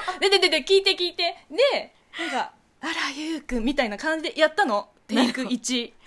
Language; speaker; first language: Japanese; non-native, fluent; Chinese